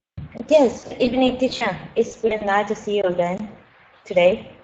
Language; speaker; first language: English; non-native, learner; Vietnamese